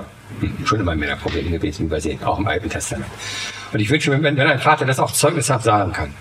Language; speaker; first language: German; native; German